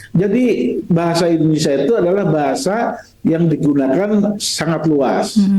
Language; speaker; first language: Indonesian; native; Indonesian